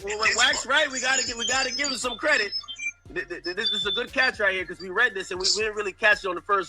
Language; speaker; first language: English; native; English